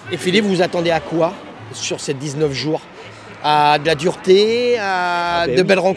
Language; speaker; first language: French; native; French